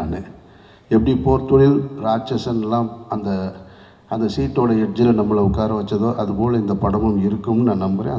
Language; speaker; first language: Tamil; native; Tamil